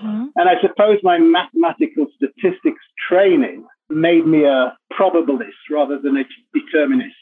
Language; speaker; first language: English; native; English